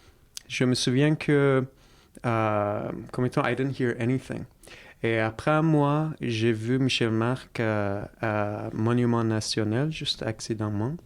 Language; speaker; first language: French; non-native, fluent; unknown